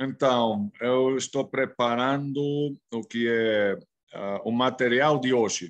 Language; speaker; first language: Portuguese; non-native, fluent; Spanish